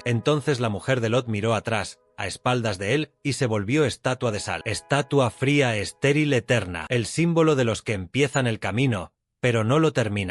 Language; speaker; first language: Spanish; native; Spanish